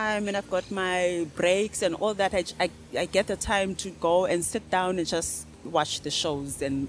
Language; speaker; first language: English; non-native, local second language; Xhosa